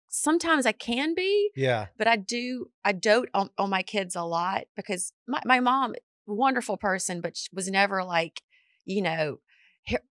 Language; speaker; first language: English; native; English